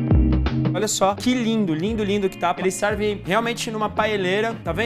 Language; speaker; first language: Portuguese; native; Portuguese